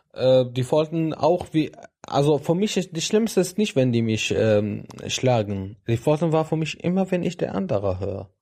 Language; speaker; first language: German; non-native, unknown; Arabic